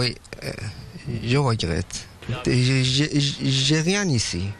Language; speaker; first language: French; non-native, fluent; Persian